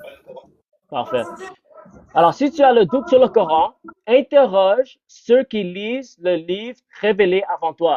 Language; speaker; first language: French; non-native, fluent; English